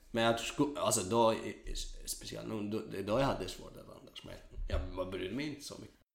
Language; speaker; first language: Swedish; non-native, learner; Kurdish